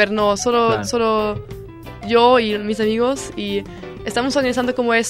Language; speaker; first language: Spanish; non-native, learner; German